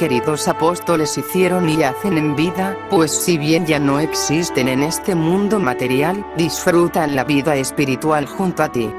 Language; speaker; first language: Spanish; native; Spanish